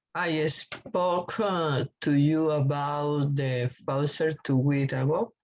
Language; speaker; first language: English; non-native, learner; Spanish